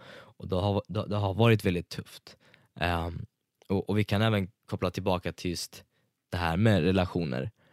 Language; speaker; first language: Swedish; early bilingual, other home language; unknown